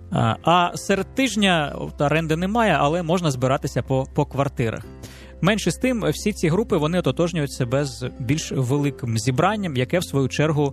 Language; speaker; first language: Ukrainian; native; Ukrainian